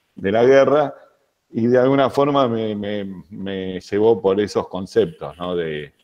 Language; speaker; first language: Spanish; native; Spanish